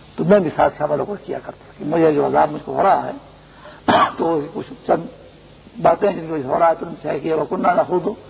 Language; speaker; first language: Urdu; non-native, local second language; Pashto